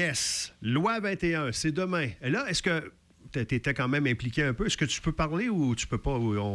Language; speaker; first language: French; native; French